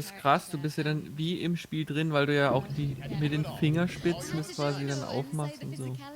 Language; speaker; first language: German; native; German